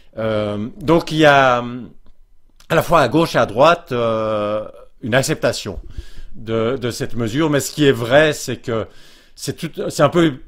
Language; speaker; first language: French; native; French